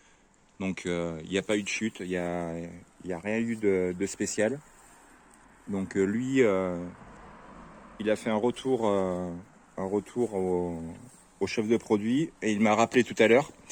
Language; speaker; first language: French; native; French